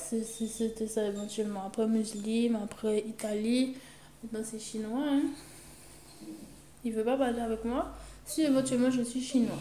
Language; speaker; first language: French; native; French